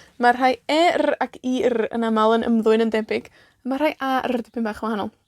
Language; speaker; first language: Welsh; native; Welsh